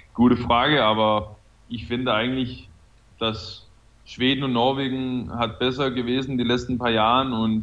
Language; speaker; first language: German; non-native, fluent; Danish